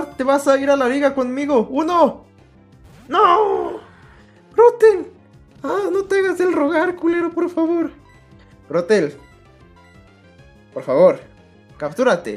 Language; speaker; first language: Spanish; native; Spanish